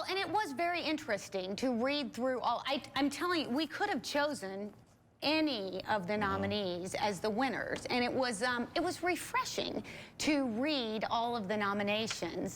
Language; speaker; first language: English; native; English